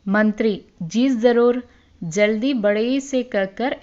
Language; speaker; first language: Hindi; non-native, local second language; Malayalam